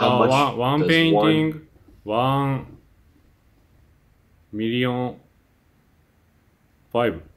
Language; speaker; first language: English; non-native, learner; Japanese